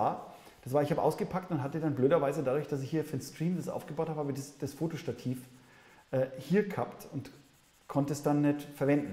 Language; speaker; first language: German; native; German